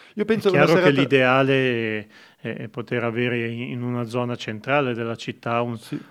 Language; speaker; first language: Italian; native; Italian